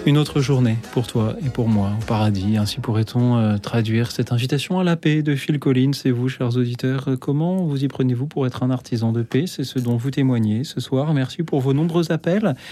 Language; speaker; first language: French; native; French